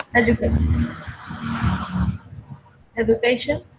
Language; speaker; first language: English; non-native, learner; Spanish